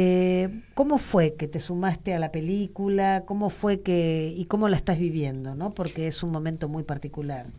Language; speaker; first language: Spanish; native; Spanish